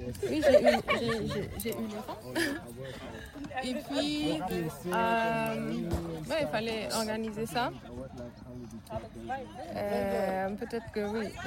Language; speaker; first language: French; early bilingual, heritage; French